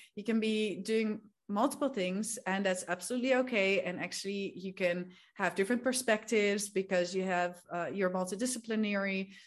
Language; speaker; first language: English; non-native, fluent; Dutch